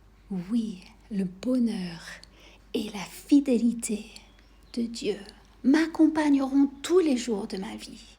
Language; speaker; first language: French; native; French